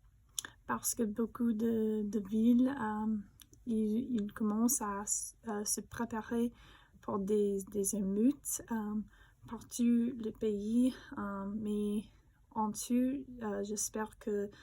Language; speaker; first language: French; non-native, learner; English